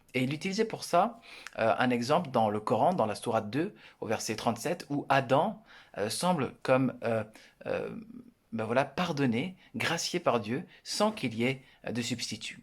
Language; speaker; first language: French; native; French